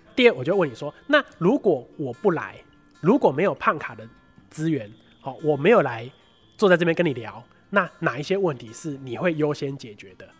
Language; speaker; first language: Chinese; native; Chinese